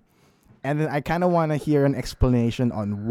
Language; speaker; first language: English; non-native, local second language; Filipino